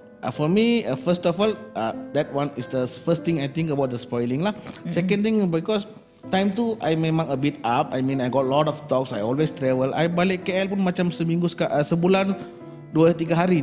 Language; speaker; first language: English; non-native, local second language; Malay